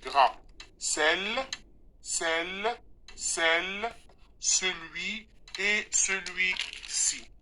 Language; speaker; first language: French; non-native, local second language; Arabic